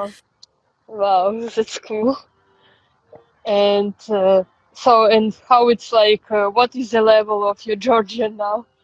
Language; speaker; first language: English; non-native, fluent; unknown